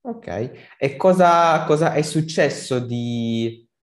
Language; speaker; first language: Italian; non-native, fluent; Ukrainian